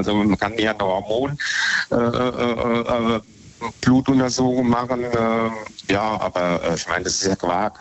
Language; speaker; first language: German; native; German